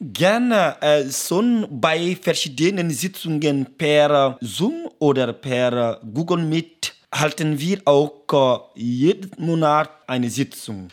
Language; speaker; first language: German; non-native, learner; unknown